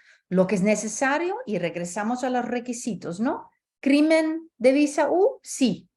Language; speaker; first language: Spanish; early bilingual, heritage; Spanish